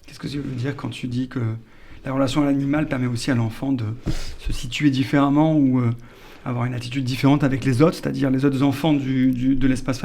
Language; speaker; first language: French; native; French